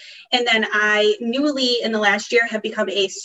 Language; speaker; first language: English; native; English